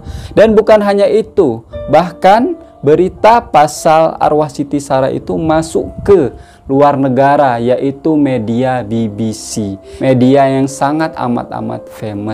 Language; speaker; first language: Indonesian; non-native, fluent; Malay